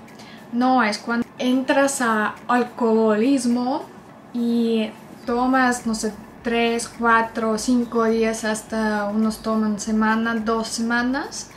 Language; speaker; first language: Spanish; non-native, fluent; Russian